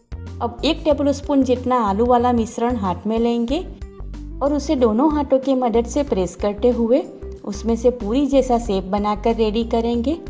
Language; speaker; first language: Hindi; non-native, local second language; Gujarati